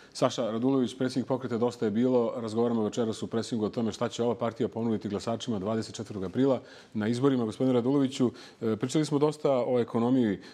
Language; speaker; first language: Serbian; native; Serbian